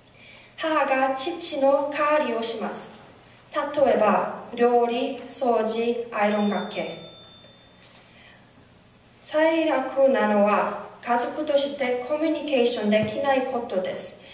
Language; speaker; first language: Japanese; non-native, learner; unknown